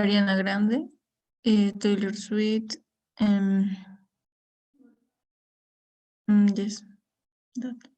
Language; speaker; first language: English; non-native, learner; Spanish